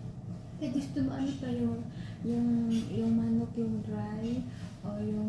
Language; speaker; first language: Filipino; non-native, learner; Indonesian